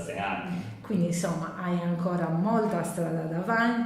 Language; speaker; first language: Italian; native; Italian